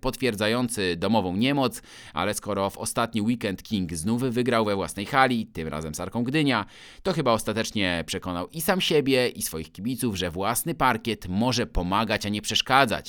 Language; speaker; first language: Polish; native; Polish